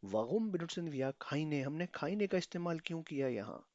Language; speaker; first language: German; non-native, fluent; Urdu